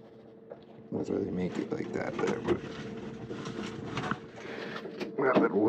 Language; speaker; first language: English; native; English